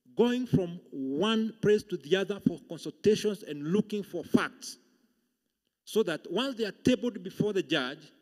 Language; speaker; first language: English; non-native, local second language; Swahili